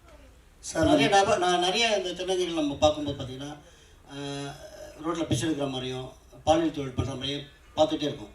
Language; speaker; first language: Tamil; native; Tamil